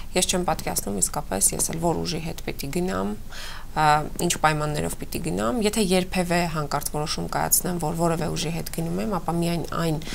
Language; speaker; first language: Armenian; native; Armenian